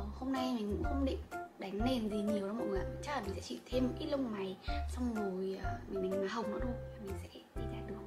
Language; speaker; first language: Vietnamese; native; Vietnamese